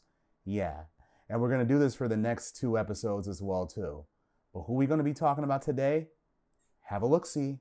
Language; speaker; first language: English; native; English